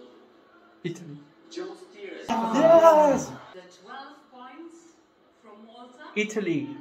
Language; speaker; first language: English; non-native, fluent; French